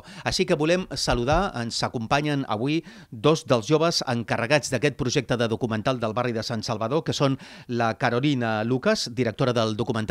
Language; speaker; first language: Catalan; native; Catalan